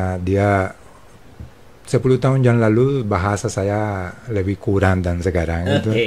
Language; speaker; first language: Indonesian; non-native, fluent; Spanish